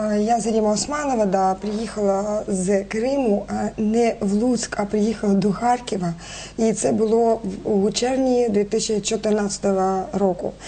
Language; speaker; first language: Ukrainian; non-native, local second language; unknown